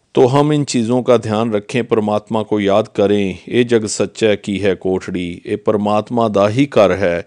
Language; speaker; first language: Hindi; non-native, local second language; Punjabi